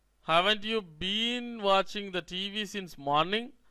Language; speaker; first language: English; non-native, local second language; Telugu